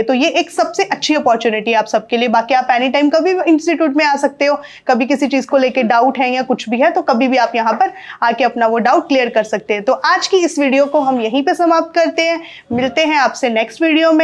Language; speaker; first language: Hindi; native; Hindi